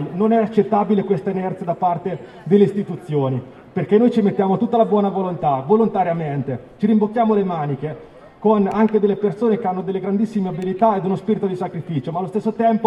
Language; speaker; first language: Italian; native; Italian